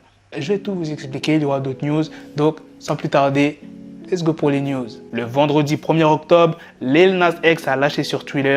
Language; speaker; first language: French; native; French